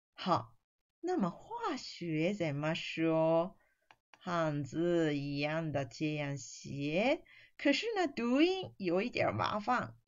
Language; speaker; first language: Chinese; non-native, fluent; Japanese